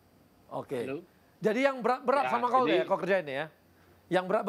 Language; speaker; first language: Indonesian; native; Indonesian